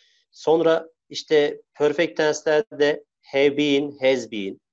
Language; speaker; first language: English; non-native, fluent; Turkish